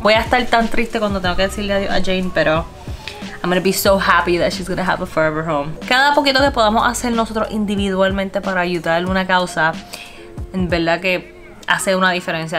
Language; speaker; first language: Spanish; native; Spanish